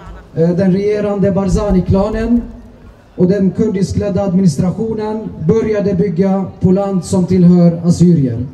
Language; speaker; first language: Swedish; early bilingual, other home language; Assyrian Neo-Aramaic